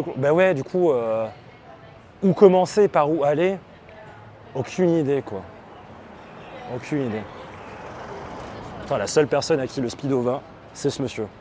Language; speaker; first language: French; native; French